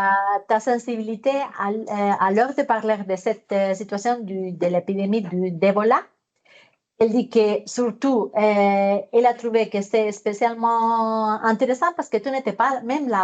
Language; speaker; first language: French; non-native, fluent; Spanish